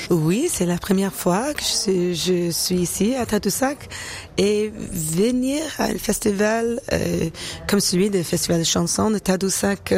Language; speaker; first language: French; non-native, local second language; English